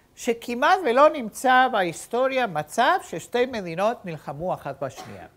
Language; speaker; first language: Hebrew; native; Hebrew